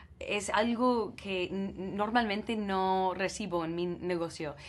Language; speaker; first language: Spanish; non-native, learner; English